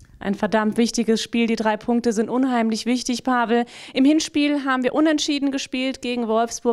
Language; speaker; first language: German; native; German